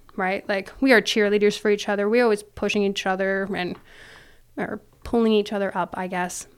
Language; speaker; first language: English; native; English